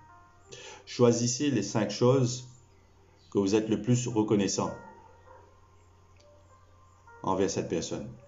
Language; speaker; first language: French; non-native, local second language; Morisyen